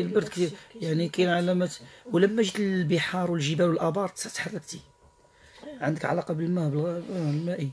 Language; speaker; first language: Arabic; native; Arabic